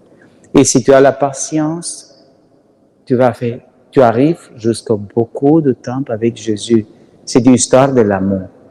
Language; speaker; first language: French; non-native, learner; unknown